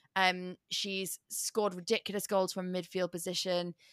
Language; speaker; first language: English; native; English